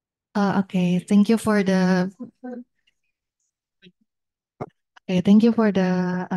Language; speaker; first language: English; non-native, fluent; Indonesian